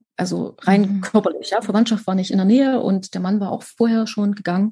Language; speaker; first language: German; native; German